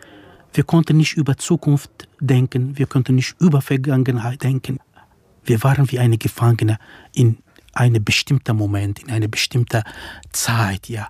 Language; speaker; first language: German; non-native, fluent; Kurdish